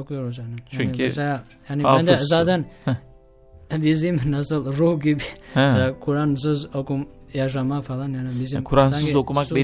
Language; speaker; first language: Turkish; non-native, learner; Albanian